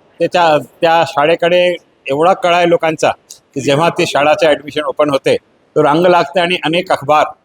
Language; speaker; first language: Marathi; non-native, local second language; Hindi